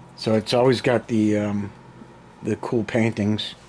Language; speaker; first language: English; native; English